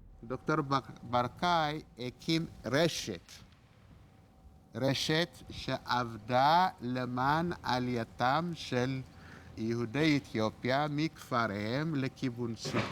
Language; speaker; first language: Hebrew; non-native, fluent; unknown